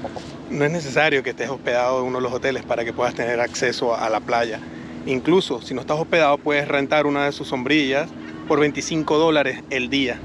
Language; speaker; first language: Spanish; native; Spanish